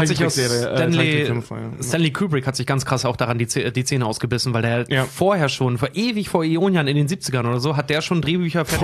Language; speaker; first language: German; native; German